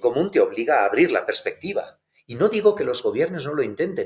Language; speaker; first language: Spanish; native; Spanish